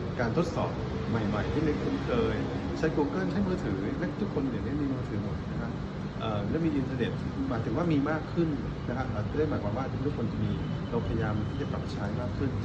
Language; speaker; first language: Thai; native; Thai